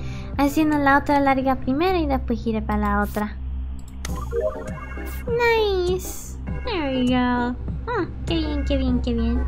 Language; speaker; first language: Spanish; early bilingual, heritage; Spanish